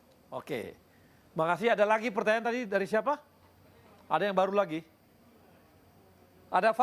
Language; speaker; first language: Indonesian; native; Indonesian